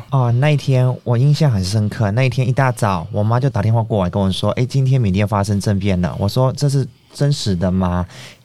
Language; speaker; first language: Chinese; non-native, fluent; Burmese